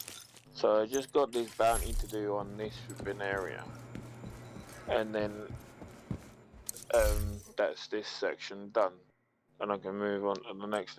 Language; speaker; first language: English; native; English